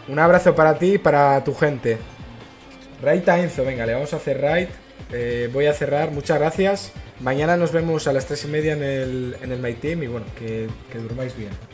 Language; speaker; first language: Spanish; native; Spanish